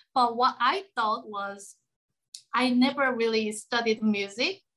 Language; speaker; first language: English; non-native, fluent; Korean